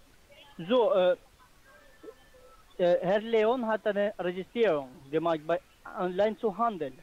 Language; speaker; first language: German; non-native, learner; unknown